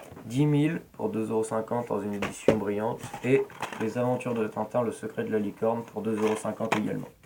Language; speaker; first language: French; native; French